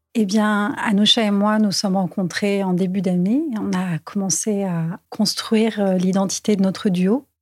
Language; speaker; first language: French; native; French